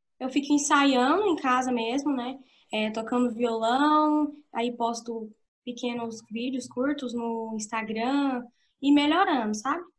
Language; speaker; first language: Portuguese; native; Portuguese